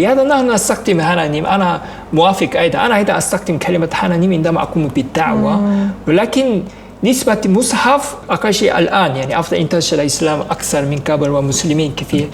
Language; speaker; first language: Arabic; non-native, fluent; Korean